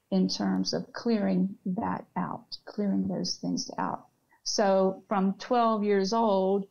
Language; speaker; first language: English; native; English